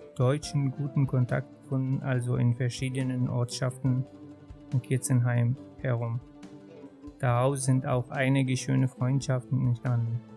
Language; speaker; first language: German; non-native, fluent; Arabic